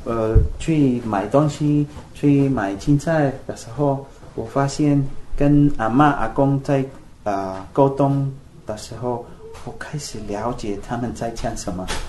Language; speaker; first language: Chinese; non-native, fluent; Spanish